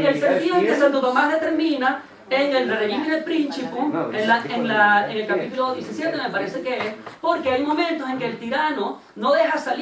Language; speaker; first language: Spanish; native; Spanish